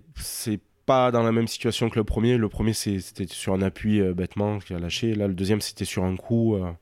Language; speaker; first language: French; native; French